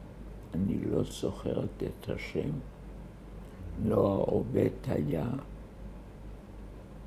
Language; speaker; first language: Hebrew; early bilingual, other home language; German